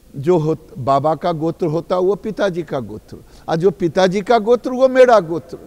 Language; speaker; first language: Hindi; native; Hindi